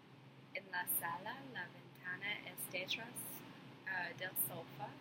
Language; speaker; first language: Spanish; non-native, learner; English